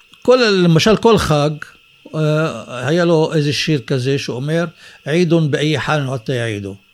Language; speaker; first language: Hebrew; non-native, local second language; Arabic